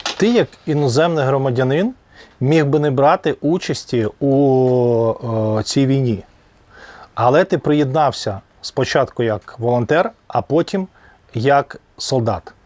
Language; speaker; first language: Ukrainian; native; Ukrainian